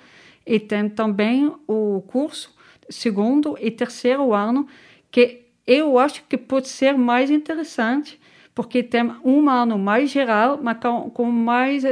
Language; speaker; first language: Portuguese; non-native, learner; Dutch